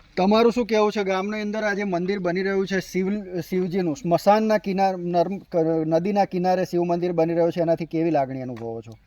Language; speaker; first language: Gujarati; native; Gujarati